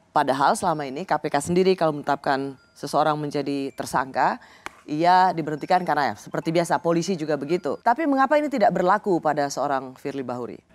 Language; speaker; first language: Indonesian; native; Indonesian